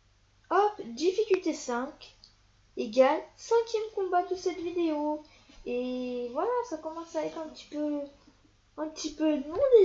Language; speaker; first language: French; native; French